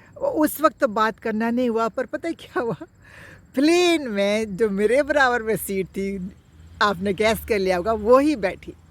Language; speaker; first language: Hindi; native; Hindi